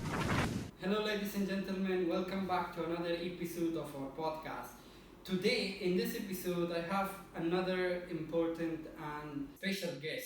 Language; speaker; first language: English; non-native, fluent; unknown